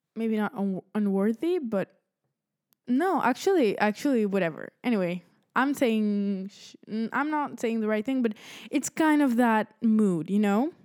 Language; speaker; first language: English; early bilingual, other home language; Spanish